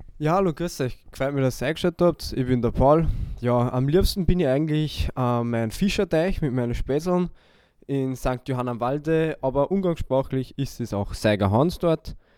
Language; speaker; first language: German; native; German